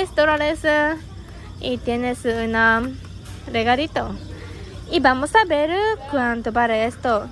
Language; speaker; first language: Spanish; non-native, learner; Japanese